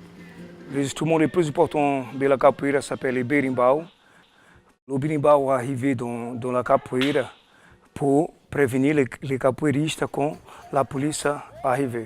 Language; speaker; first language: French; non-native, fluent; Portuguese